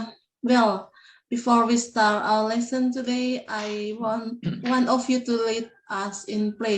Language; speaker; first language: English; non-native, fluent; Indonesian